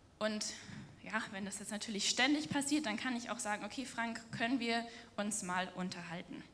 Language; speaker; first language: German; native; German